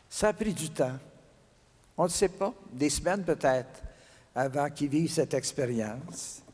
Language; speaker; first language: French; native; French